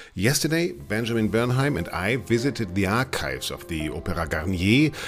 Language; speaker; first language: English; non-native, fluent; German